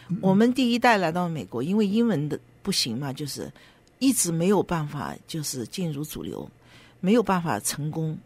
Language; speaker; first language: Chinese; native; Chinese